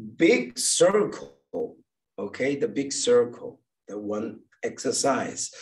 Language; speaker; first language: English; non-native, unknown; Chinese